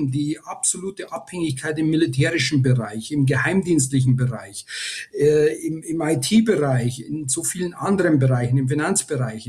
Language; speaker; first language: German; native; German